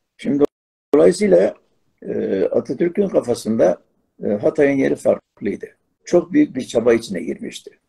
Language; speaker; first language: Turkish; non-native, local second language; Arabic